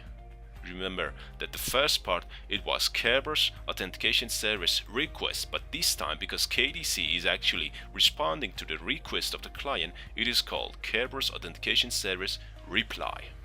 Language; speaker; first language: English; non-native, fluent; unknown